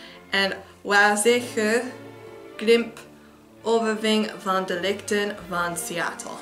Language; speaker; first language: Dutch; non-native, learner; English